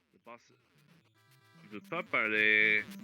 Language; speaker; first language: French; non-native, learner; English